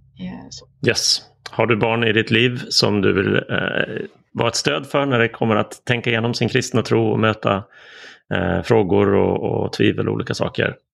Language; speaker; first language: Swedish; native; Swedish